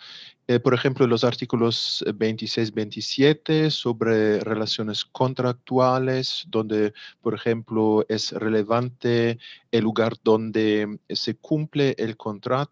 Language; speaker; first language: Spanish; non-native, fluent; German